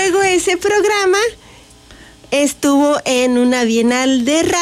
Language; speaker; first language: Spanish; native; Spanish